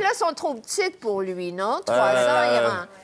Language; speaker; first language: French; native; French